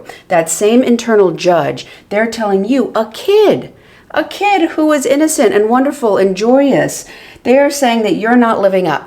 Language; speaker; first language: English; native; English